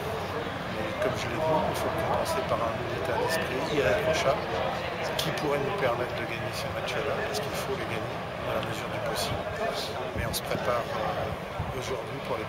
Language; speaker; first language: French; native; French